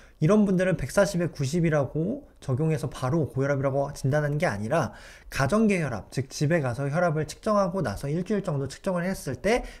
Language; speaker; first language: Korean; native; Korean